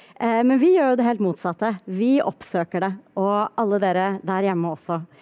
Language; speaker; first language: Norwegian; native; Norwegian